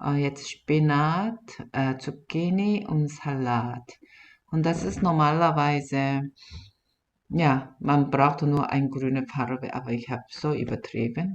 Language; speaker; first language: German; non-native, fluent; Korean